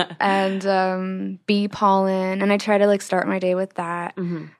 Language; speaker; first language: English; native; English